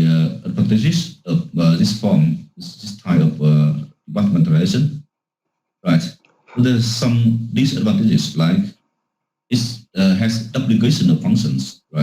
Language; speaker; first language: English; non-native, fluent; Vietnamese